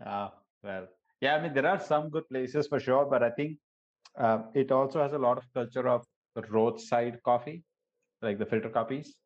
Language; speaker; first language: English; non-native, local second language; Gujarati